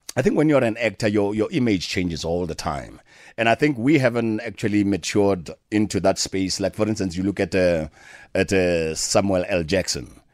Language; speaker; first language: English; non-native, local second language; Tswana